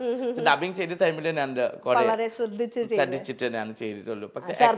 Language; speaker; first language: Malayalam; non-native, fluent; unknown